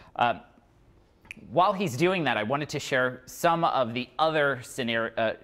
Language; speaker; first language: English; native; English